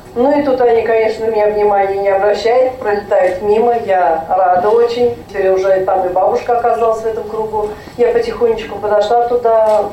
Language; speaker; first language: Russian; non-native, local second language; Tatar